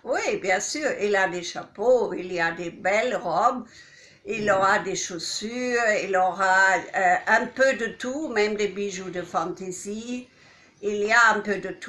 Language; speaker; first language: French; non-native, fluent; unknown